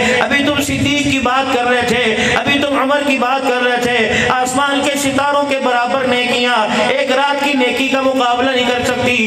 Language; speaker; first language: Urdu; non-native, local second language; Punjabi